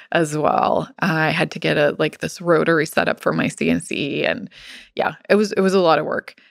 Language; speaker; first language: English; non-native, fluent; Swedish